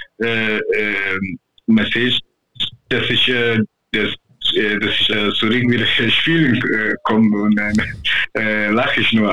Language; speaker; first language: German; non-native, fluent; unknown